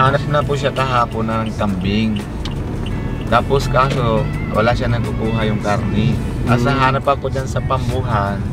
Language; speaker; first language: Filipino; non-native, local second language; Cebuano